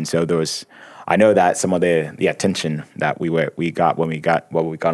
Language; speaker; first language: English; non-native, local second language; Akan